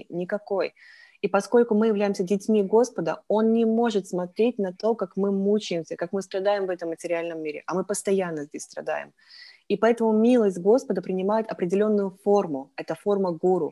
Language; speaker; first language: Russian; native; Russian